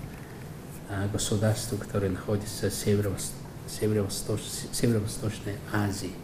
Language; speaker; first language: Russian; non-native, fluent; Mongolian